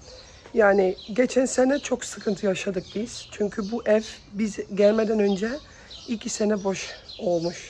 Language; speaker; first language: Turkish; early bilingual, heritage; Turkish